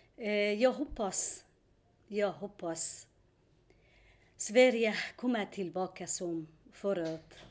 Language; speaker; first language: Swedish; non-native, learner; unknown